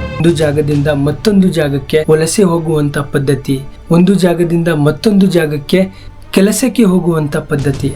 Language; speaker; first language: Kannada; non-native, local second language; Lambadi